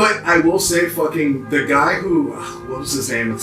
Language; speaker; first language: English; native; English